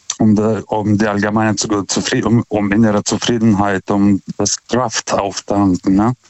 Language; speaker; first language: German; non-native, fluent; Lithuanian